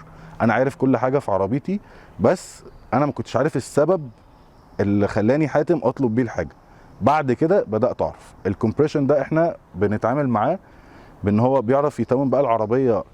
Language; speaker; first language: Arabic; native; Arabic